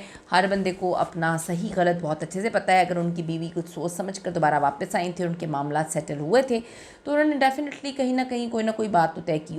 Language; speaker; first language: Urdu; native; Urdu